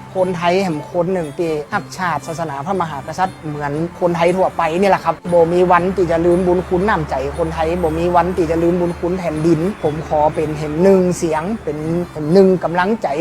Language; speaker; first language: Thai; early bilingual, other home language; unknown